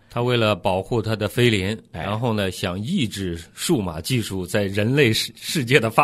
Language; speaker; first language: Chinese; native; Chinese